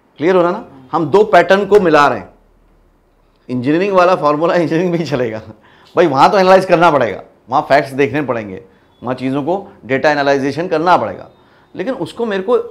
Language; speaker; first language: Hindi; native; Hindi